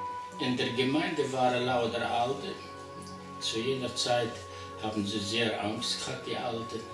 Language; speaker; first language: German; early bilingual, heritage; German